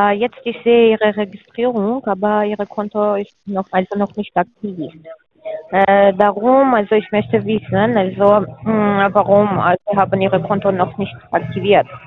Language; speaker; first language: German; non-native, learner; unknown